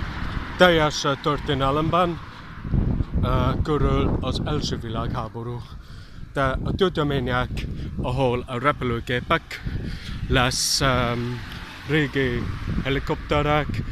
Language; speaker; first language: Hungarian; non-native, learner; English